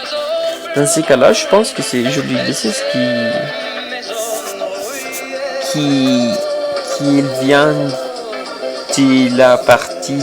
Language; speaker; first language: French; non-native, fluent; Spanish